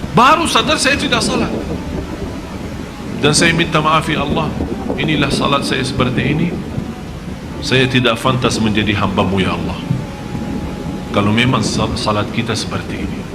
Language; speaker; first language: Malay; non-native, fluent; Arabic